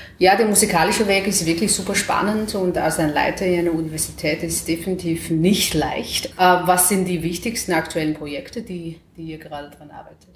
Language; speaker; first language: German; non-native, fluent; Chinese